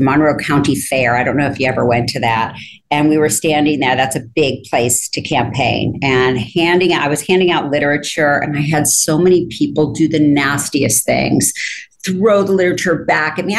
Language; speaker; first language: English; native; English